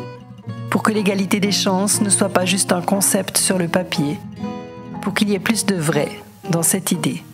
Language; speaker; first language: French; native; French